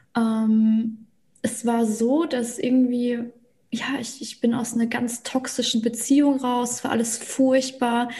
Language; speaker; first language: German; early bilingual, other home language; Russian